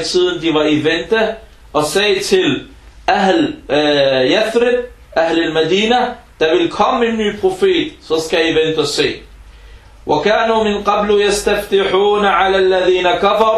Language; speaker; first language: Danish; non-native, fluent; Arabic